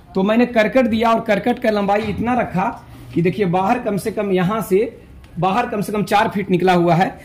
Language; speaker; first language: Hindi; native; Hindi